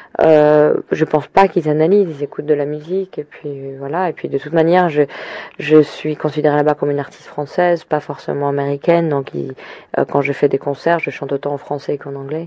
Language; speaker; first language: French; early bilingual, other home language; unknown